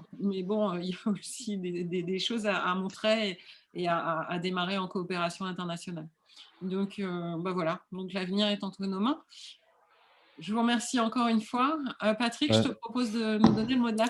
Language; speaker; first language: French; native; French